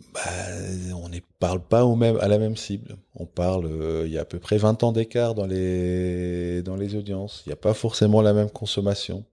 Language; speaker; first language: French; non-native, local second language; Dutch